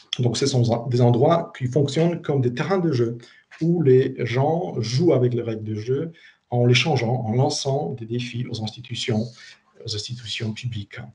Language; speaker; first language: French; non-native, fluent; Polish